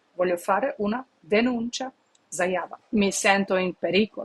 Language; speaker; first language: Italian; non-native, fluent; Ukrainian